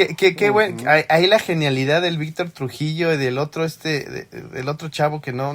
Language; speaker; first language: Spanish; native; Spanish